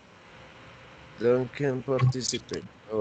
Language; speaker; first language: English; non-native, learner; Spanish